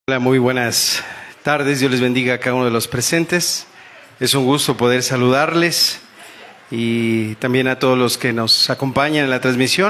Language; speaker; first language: Spanish; native; Spanish